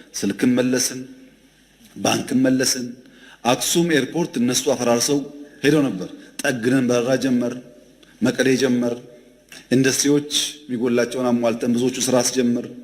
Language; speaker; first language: Amharic; non-native, local second language; Oromo